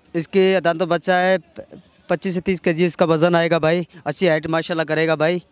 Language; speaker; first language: Hindi; non-native, local second language; Punjabi